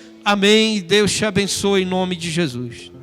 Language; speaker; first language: Portuguese; native; Portuguese